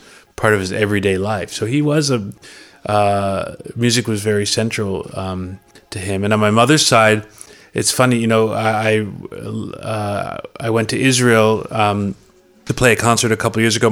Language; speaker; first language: English; native; English